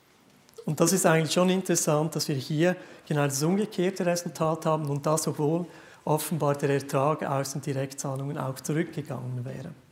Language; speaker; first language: German; native; German